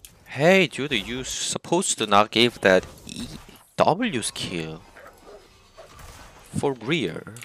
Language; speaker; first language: English; non-native, fluent; Korean